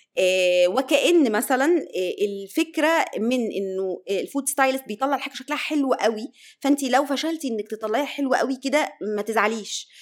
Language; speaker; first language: Arabic; native; Arabic